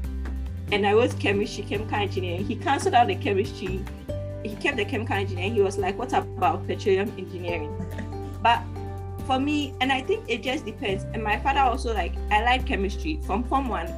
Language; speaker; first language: English; non-native, local second language; Akan